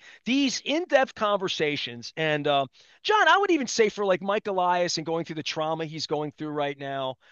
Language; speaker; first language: English; native; English